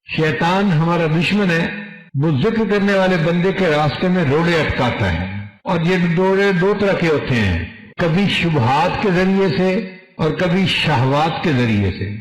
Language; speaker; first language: Urdu; non-native, local second language; Punjabi